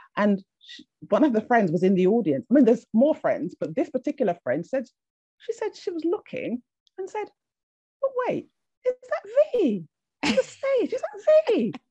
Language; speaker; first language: English; native; English